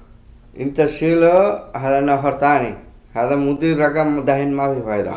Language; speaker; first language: Arabic; non-native, learner; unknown